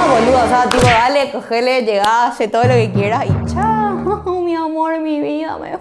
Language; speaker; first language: Spanish; native; Spanish